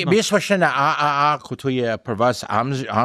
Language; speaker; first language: Slovenian; early bilingual, heritage; English